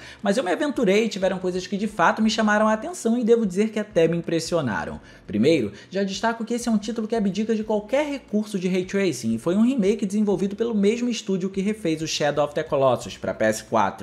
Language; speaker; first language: Portuguese; native; Portuguese